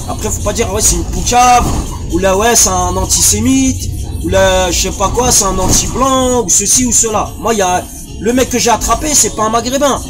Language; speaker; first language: French; early bilingual, other home language; Arabic